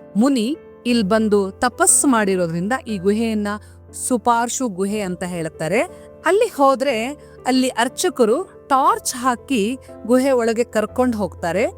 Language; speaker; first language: Kannada; non-native, local second language; Tulu